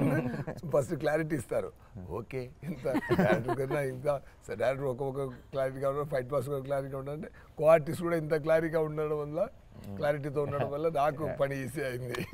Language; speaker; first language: Telugu; non-native, learner; Tamil